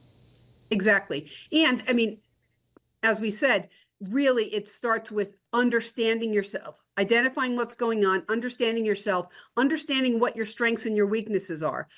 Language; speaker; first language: English; native; English